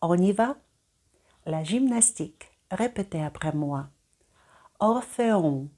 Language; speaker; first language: French; non-native, fluent; Ukrainian